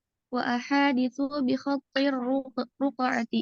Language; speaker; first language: Arabic; non-native, learner; Indonesian